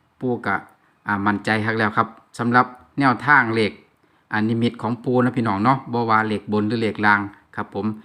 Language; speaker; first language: Thai; non-native, local second language; Lao